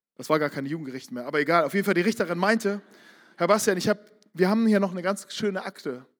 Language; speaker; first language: German; native; German